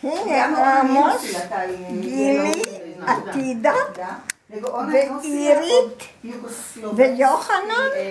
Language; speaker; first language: Hebrew; non-native, fluent; Croatian